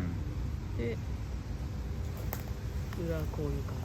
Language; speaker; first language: Japanese; native; Japanese